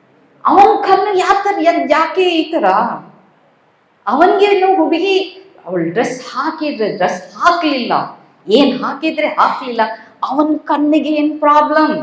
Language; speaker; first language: Kannada; non-native, local second language; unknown